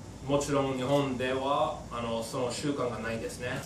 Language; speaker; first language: Japanese; non-native, fluent; English